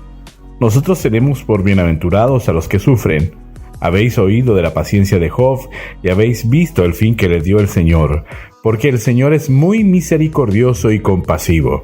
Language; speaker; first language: Spanish; native; Spanish